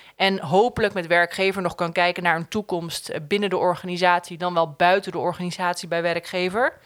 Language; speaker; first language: Dutch; native; Dutch